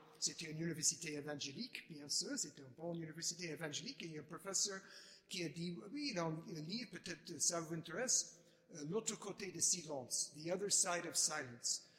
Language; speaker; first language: French; non-native, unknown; English